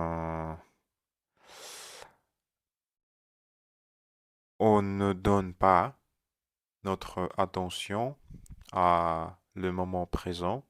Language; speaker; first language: French; non-native, learner; Russian